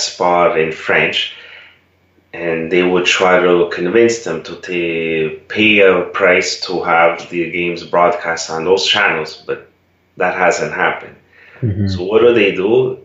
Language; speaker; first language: English; non-native, fluent; Italian